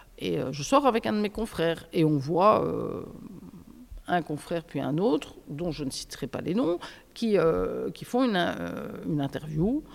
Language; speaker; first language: French; native; French